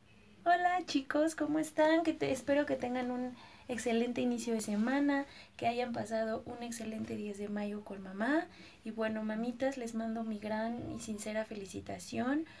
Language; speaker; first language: Spanish; native; Spanish